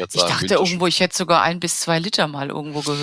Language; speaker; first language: German; native; German